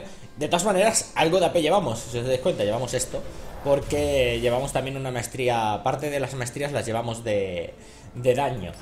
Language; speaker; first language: Spanish; native; Spanish